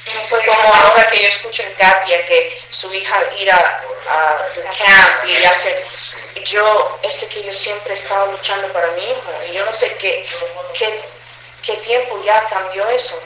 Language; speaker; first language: Spanish; early bilingual, heritage; English